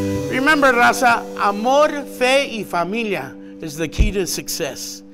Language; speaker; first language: English; early bilingual, other home language; Spanish